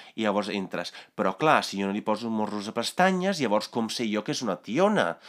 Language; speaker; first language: Catalan; non-native, fluent; Italian